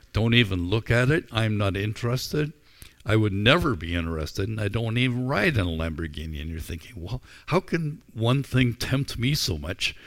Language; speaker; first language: English; native; English